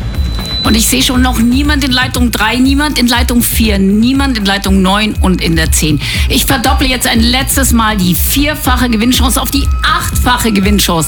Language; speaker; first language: German; native; German